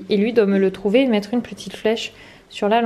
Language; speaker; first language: French; native; French